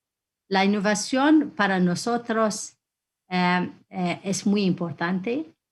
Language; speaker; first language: Spanish; non-native, fluent; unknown